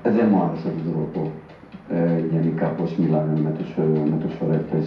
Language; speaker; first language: Greek; non-native, fluent; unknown